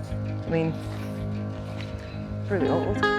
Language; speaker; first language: English; non-native, fluent; Dutch